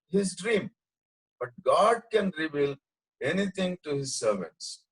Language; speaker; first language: English; non-native, local second language; Telugu